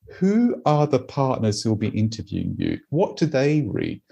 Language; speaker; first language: English; native; English